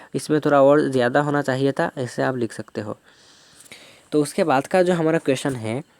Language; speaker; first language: Hindi; non-native, local second language; Bangla